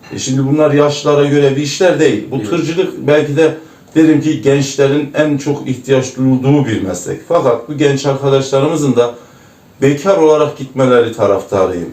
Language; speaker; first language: Turkish; native; Turkish